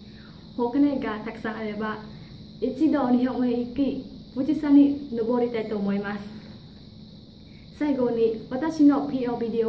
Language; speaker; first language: Japanese; non-native, learner; Khmer